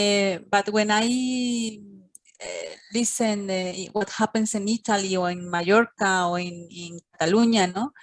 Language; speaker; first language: English; non-native, fluent; Spanish